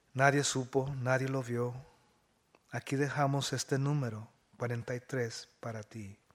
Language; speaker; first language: Spanish; early bilingual, heritage; Spanish